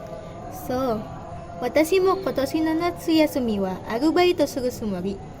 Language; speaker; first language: Japanese; non-native, learner; Indonesian